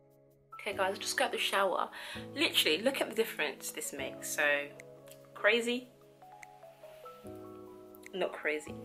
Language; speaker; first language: English; native; English